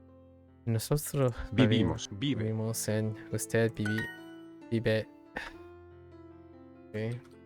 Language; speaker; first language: Spanish; non-native, learner; English